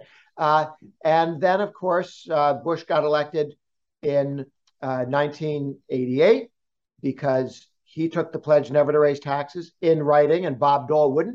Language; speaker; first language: English; native; English